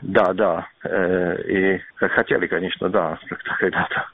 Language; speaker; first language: Russian; non-native, fluent; Czech